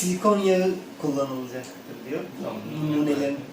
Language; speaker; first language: Turkish; native; Turkish